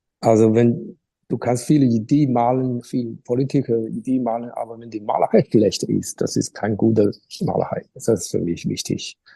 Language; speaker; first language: German; non-native, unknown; Chinese